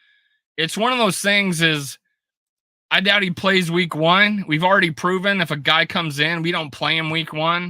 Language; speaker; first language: English; native; English